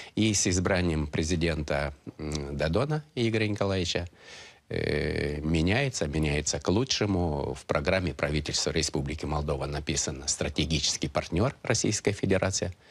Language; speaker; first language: Russian; non-native, local second language; Romanian